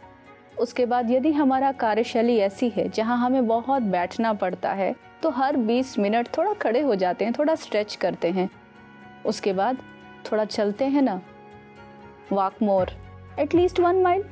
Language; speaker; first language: Hindi; native; Hindi